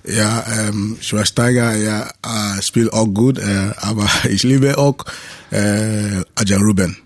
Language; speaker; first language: German; non-native, learner; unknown